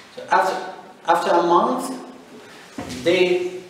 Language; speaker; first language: English; non-native, fluent; Turkish